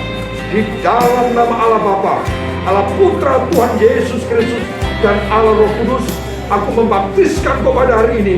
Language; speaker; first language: Indonesian; native; Indonesian